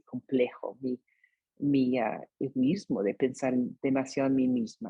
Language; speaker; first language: Spanish; non-native, fluent; English